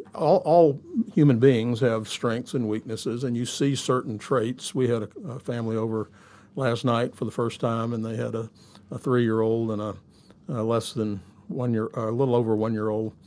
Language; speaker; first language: English; native; English